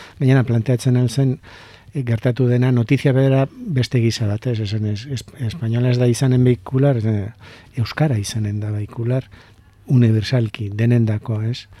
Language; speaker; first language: Basque; native; Basque